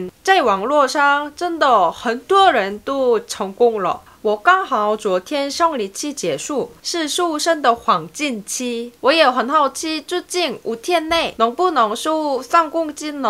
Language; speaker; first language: Chinese; non-native, fluent; Korean